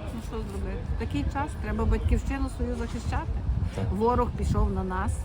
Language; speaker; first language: Ukrainian; native; Ukrainian